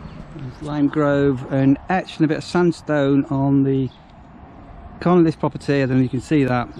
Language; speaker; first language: English; native; English